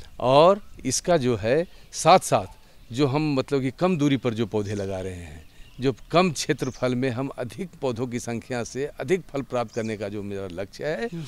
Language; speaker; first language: Hindi; native; Hindi